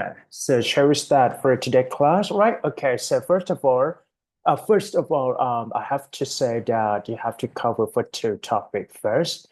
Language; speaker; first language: English; non-native, fluent; Thai